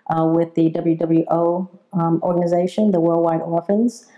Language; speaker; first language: English; native; English